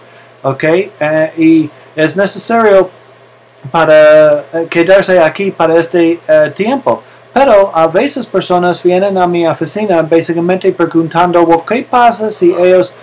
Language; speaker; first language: Spanish; non-native, learner; English